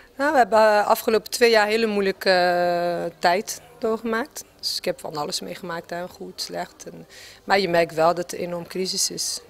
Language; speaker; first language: Dutch; non-native, fluent; French